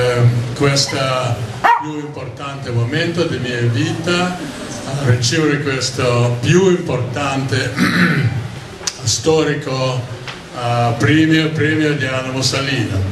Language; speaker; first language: Italian; non-native, learner; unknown